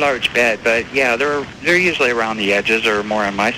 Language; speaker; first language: English; native; English